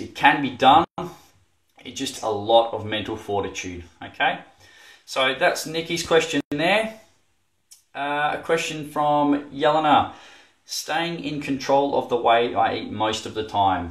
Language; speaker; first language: English; native; English